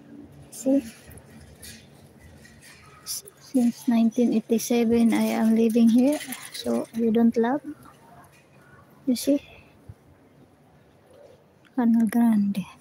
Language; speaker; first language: English; non-native, local second language; Filipino